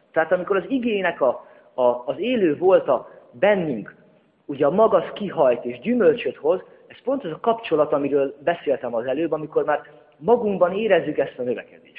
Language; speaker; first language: Hungarian; native; Hungarian